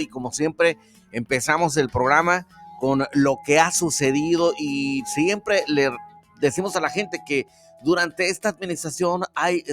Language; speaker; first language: Spanish; native; Spanish